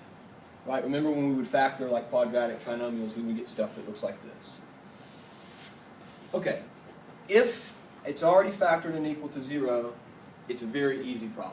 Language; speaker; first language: English; native; English